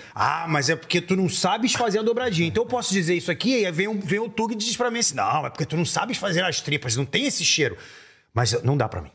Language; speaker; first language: Portuguese; native; Portuguese